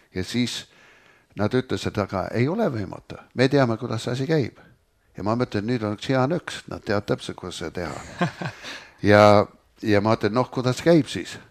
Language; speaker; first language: Estonian; early bilingual, heritage; Estonian